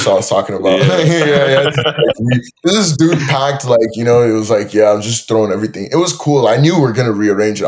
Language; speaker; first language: English; non-native, local second language; Yoruba